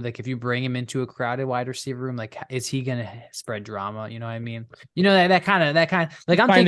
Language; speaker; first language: English; native; English